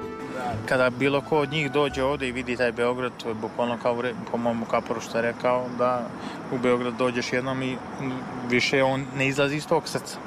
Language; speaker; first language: Serbian; native; Serbian